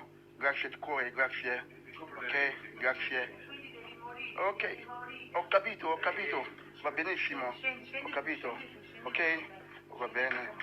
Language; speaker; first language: Italian; non-native, learner; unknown